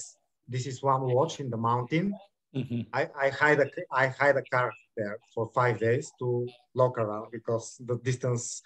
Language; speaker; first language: English; non-native, learner; Bulgarian